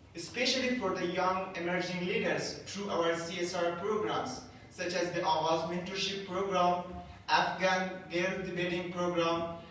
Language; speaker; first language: English; non-native, fluent; Persian